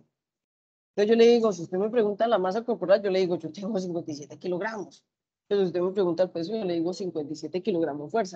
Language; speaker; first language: Spanish; native; Spanish